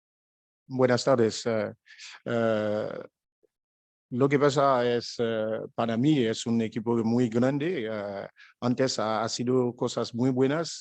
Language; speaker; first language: Spanish; non-native, fluent; French